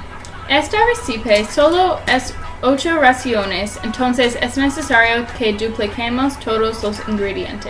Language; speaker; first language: Spanish; non-native, learner; English